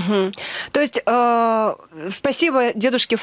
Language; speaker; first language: Russian; native; Russian